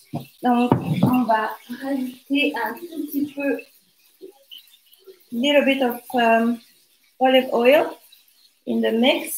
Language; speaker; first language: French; non-native, local second language; Lingala